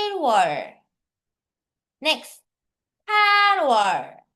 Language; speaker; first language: Korean; non-native, fluent; Filipino